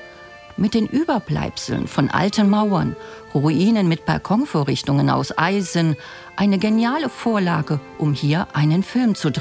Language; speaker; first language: German; native; German